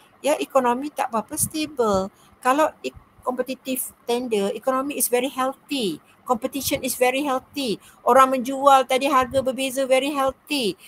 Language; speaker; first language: English; non-native, local second language; Malay